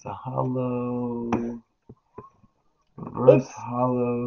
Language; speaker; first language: English; native; English